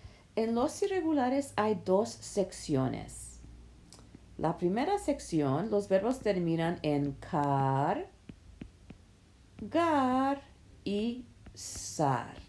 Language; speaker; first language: Spanish; non-native, fluent; English